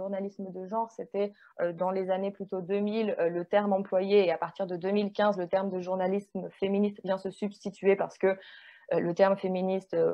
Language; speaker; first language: French; native; French